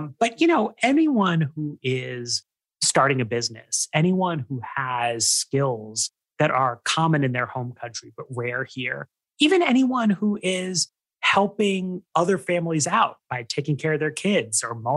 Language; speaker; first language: English; native; English